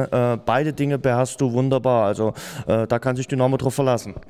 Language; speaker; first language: German; native; German